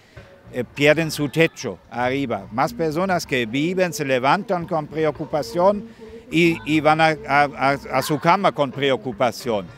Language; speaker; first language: Spanish; non-native, fluent; German